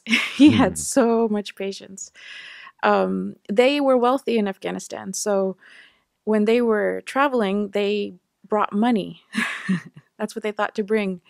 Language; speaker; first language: English; native; English